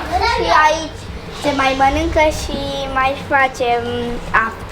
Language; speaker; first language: Romanian; early bilingual, other home language; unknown